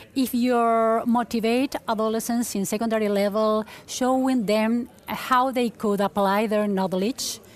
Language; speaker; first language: English; non-native, fluent; Spanish